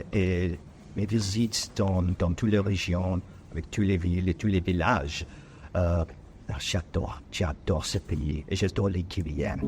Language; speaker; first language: French; non-native, fluent; English